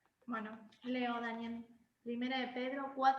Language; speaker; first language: Spanish; native; Spanish